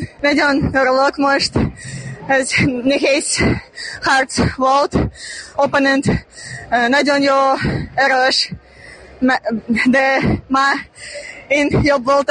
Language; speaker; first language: Hungarian; non-native, learner; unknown